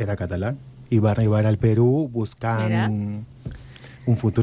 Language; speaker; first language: Catalan; non-native, learner; Spanish